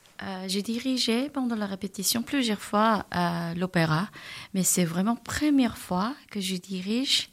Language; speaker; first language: French; non-native, learner; Korean